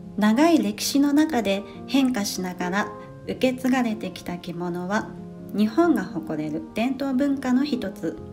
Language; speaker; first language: Japanese; native; Japanese